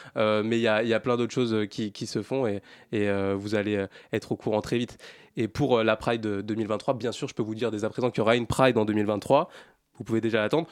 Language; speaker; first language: French; native; French